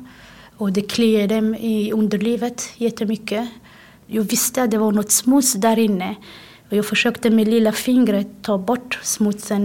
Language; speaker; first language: Swedish; non-native, fluent; Somali